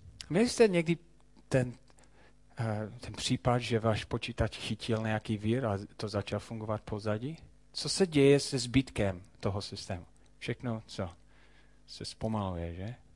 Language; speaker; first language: Czech; non-native, fluent; English